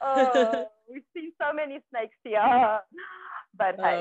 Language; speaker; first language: English; non-native, fluent; German